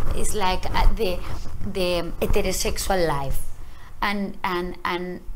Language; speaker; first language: English; non-native, learner; Spanish